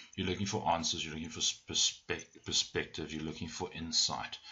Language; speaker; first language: English; native; English